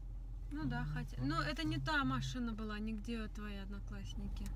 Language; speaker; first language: Russian; native; Russian